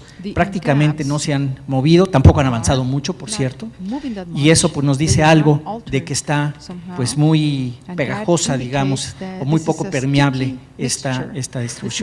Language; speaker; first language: Spanish; native; Spanish